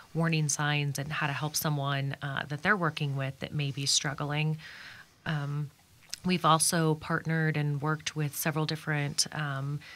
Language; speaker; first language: English; native; English